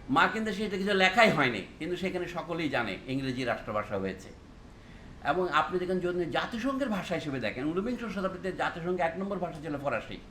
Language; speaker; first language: Bangla; non-native, local second language; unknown